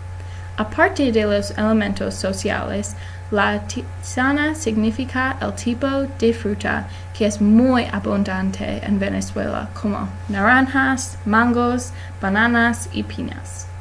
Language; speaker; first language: Spanish; non-native, learner; English